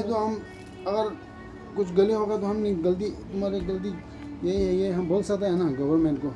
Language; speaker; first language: Hindi; non-native, learner; Tibetan